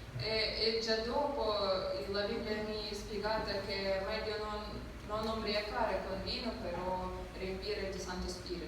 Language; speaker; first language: Italian; non-native, learner; Ukrainian